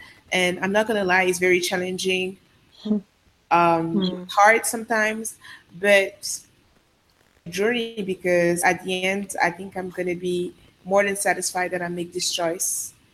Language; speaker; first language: English; non-native, fluent; Sango